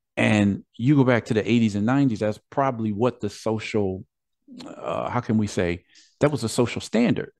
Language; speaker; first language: English; native; English